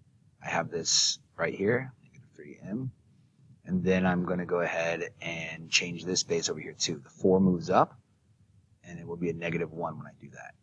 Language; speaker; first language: English; native; English